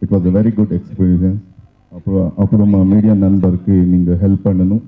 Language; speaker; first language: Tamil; non-native, learner; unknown